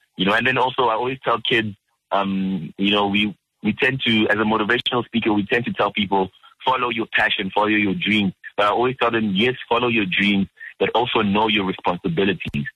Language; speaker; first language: English; early bilingual, other home language; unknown